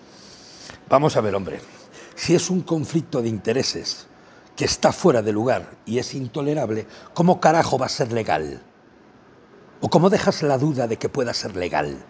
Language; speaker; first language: Spanish; native; Spanish